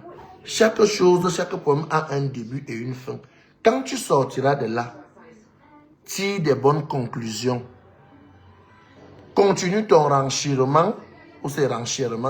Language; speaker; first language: French; non-native, local second language; Lingala